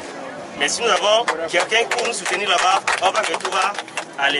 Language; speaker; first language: French; non-native, local second language; Sango